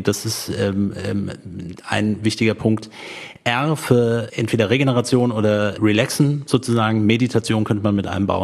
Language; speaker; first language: German; native; German